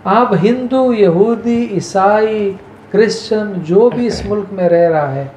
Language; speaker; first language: Urdu; native; Urdu